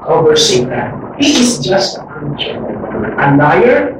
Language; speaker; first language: English; non-native, local second language; Filipino